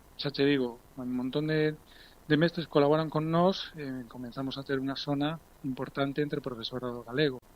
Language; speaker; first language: Galician; early bilingual, heritage; Galician